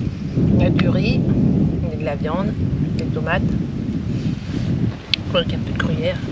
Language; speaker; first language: French; native; French